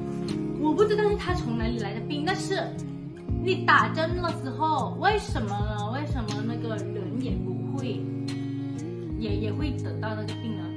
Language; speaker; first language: Chinese; non-native, fluent; Thai